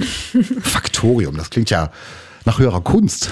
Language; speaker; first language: German; native; German